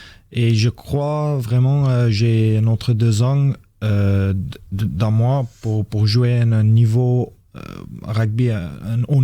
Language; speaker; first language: French; non-native, fluent; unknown